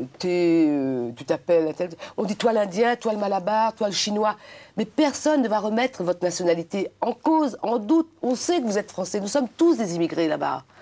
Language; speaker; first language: French; non-native, local second language; Réunion Creole French